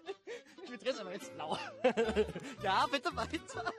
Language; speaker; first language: German; native; German